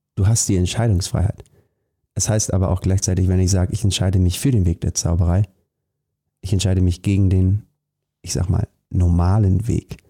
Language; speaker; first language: German; native; German